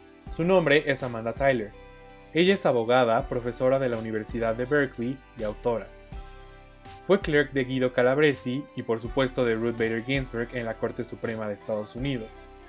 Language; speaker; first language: Spanish; native; Spanish